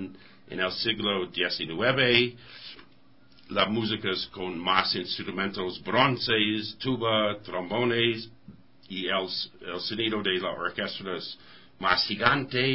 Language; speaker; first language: Spanish; non-native, learner; English